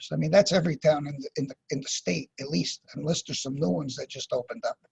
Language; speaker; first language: English; native; English